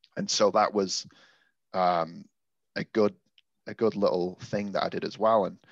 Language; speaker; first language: English; native; English